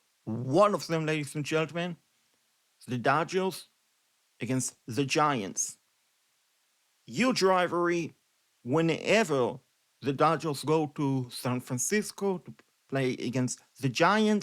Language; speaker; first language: English; non-native, fluent; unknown